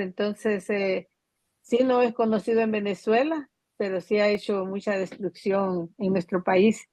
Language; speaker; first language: Spanish; native; Spanish